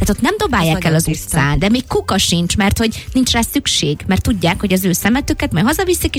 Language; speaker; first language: Hungarian; native; Hungarian